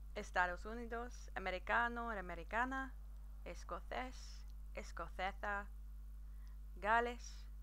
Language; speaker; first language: Spanish; non-native, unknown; English